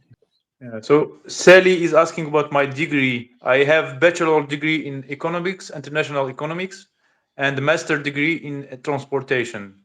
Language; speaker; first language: English; non-native, learner; Russian